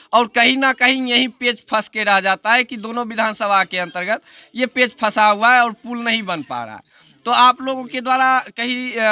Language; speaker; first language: Hindi; native; Hindi